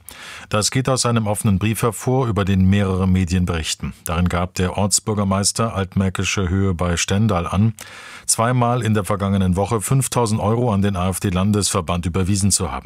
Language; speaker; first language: German; native; German